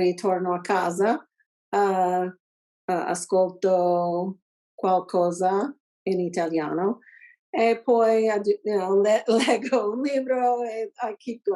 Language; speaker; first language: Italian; non-native, learner; English